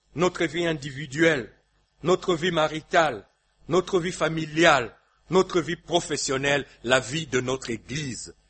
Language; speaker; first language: French; non-native, local second language; Lingala